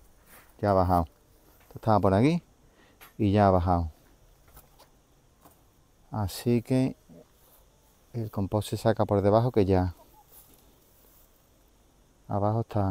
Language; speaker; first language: Spanish; native; Spanish